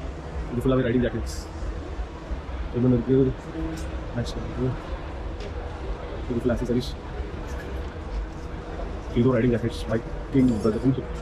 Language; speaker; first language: Hindi; non-native, local second language; Tamil